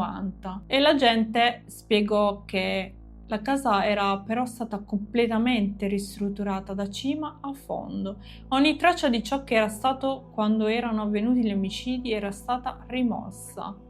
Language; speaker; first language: Italian; native; Italian